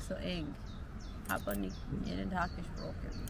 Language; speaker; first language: German; non-native, learner; Thai